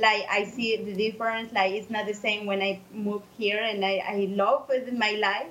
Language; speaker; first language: English; non-native, learner; Spanish